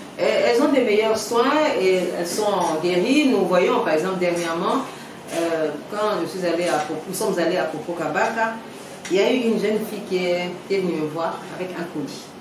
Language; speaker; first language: French; non-native, local second language; Lingala